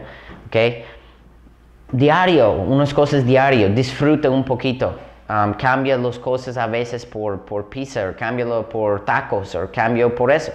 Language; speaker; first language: Spanish; non-native, fluent; English